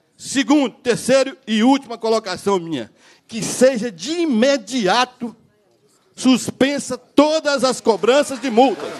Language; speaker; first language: Portuguese; native; Portuguese